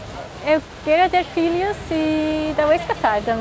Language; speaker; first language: Portuguese; non-native, fluent; Swiss German